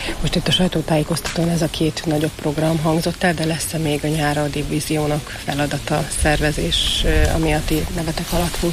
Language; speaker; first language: Hungarian; native; Hungarian